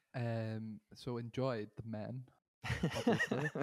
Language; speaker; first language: English; native; English